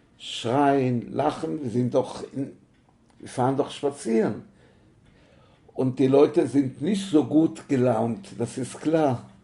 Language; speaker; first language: German; native; German